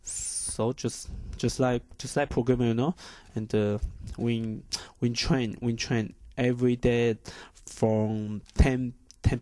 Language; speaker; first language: English; non-native, learner; Chinese